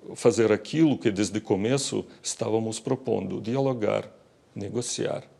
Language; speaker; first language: Portuguese; non-native, fluent; Ukrainian